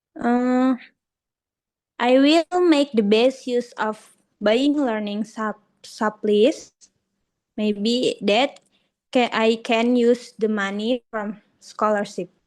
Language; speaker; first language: English; non-native, learner; Indonesian